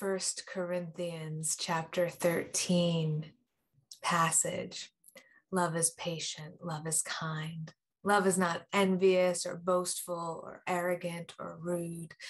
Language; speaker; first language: English; native; English